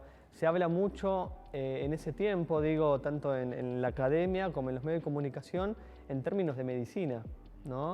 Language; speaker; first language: Spanish; native; Spanish